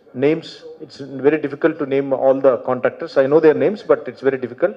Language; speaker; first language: English; non-native, local second language; Telugu